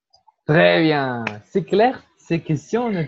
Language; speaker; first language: French; non-native, fluent; Portuguese